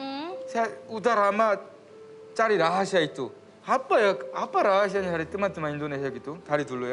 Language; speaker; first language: Indonesian; non-native, fluent; Korean